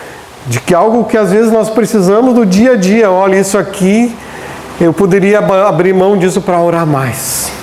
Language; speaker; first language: Portuguese; native; Portuguese